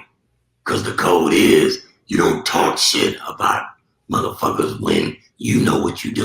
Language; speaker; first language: English; native; English